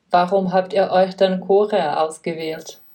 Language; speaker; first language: German; non-native, fluent; Czech